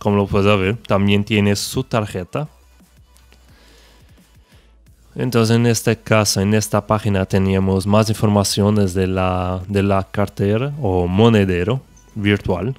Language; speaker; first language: Spanish; non-native, fluent; Portuguese